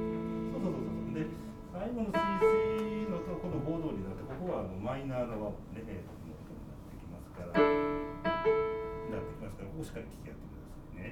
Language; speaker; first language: Japanese; native; Japanese